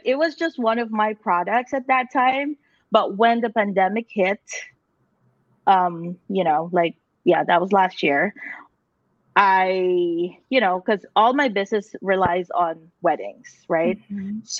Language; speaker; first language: English; non-native, local second language; Filipino